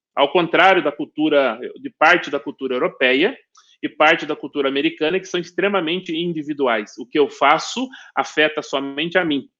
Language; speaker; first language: Portuguese; native; Portuguese